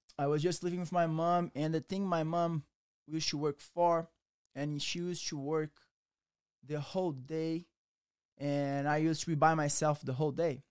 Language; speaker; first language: English; non-native, learner; Portuguese